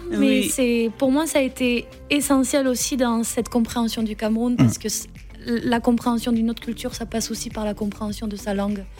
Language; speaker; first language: French; native; French